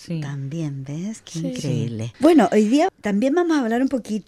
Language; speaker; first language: Spanish; native; Spanish